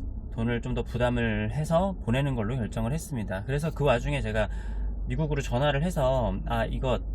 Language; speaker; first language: Korean; native; Korean